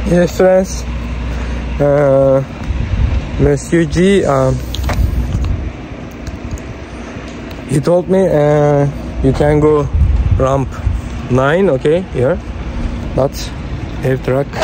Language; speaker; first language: English; non-native, learner; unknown